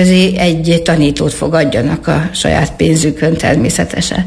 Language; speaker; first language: Hungarian; native; Hungarian